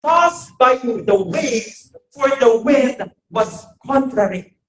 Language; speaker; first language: English; non-native, local second language; Filipino